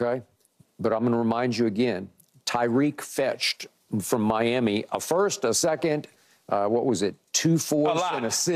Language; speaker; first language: English; native; English